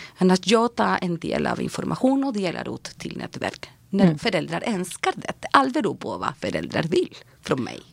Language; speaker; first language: Swedish; non-native, fluent; Spanish